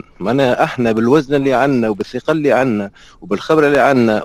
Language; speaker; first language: Arabic; native; Arabic